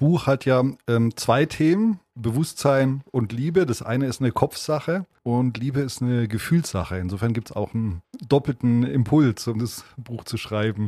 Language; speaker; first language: German; native; German